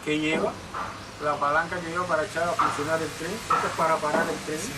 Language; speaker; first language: Spanish; native; Spanish